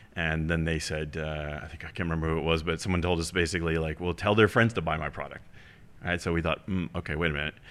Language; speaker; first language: English; early bilingual, heritage; German